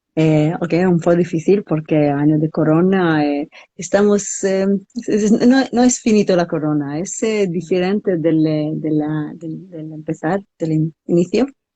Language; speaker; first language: Spanish; non-native, learner; English